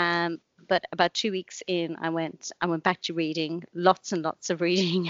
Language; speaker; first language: English; native; English